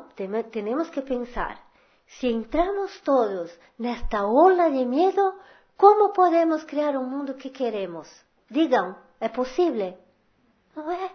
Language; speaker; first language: Spanish; non-native, fluent; Portuguese